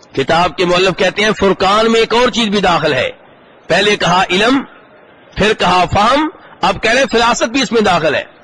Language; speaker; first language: Urdu; native; Urdu